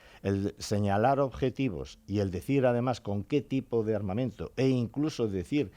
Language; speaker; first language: Spanish; native; Spanish